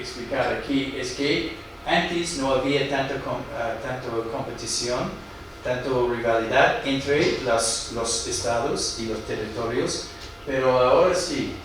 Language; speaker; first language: Spanish; non-native, fluent; English